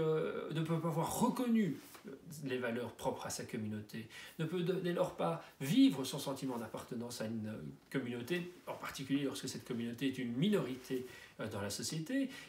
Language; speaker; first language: French; native; French